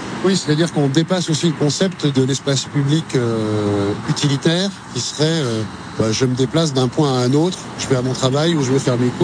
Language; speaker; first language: French; native; French